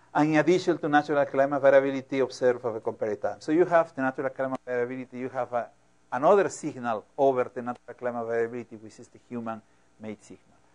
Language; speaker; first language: English; non-native, fluent; Spanish